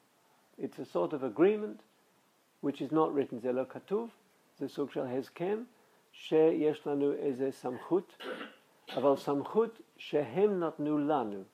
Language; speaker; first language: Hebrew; non-native, fluent; English